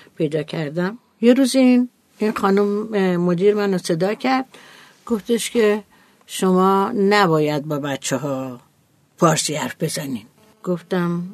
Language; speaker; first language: Persian; native; Persian